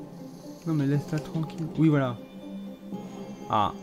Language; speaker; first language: French; native; French